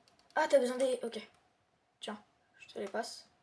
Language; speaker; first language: French; native; French